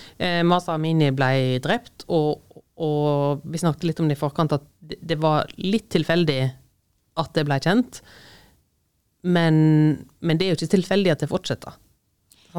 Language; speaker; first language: Norwegian; native; Norwegian